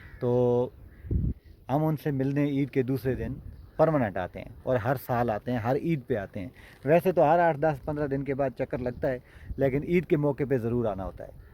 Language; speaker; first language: Urdu; non-native, local second language; Punjabi